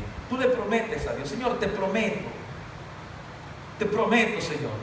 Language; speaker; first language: Spanish; native; Spanish